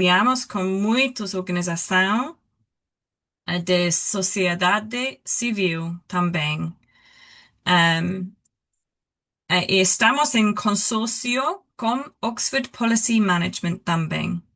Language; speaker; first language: Portuguese; non-native, learner; English